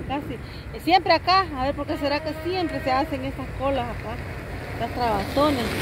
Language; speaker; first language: Spanish; native; Spanish